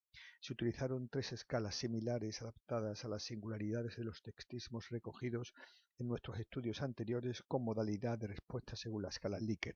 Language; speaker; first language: Spanish; native; Spanish